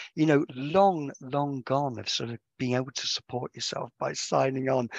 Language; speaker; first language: English; native; English